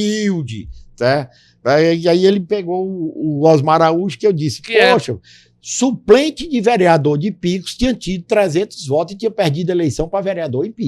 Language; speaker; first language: Portuguese; native; Portuguese